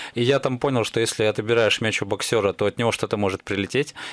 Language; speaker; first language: Russian; native; Russian